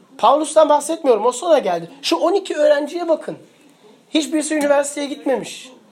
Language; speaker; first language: Turkish; early bilingual, heritage; Turkish